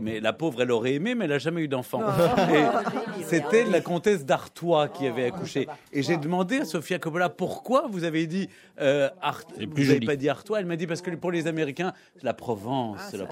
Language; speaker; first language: French; native; French